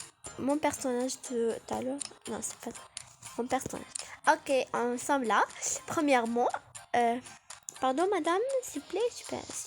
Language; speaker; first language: French; non-native, learner; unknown